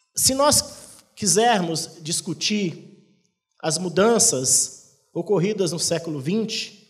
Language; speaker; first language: Portuguese; native; Portuguese